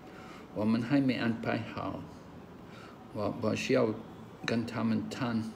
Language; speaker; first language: Chinese; non-native, learner; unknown